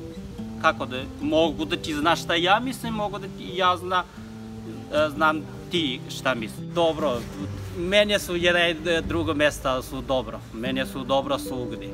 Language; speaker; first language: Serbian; non-native, learner; Chinese